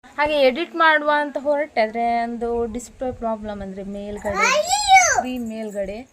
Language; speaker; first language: Kannada; non-native, local second language; Tulu